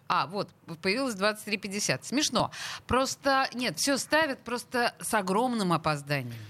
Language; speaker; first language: Russian; native; Russian